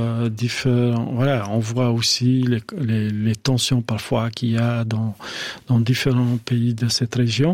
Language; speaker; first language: French; non-native, fluent; Albanian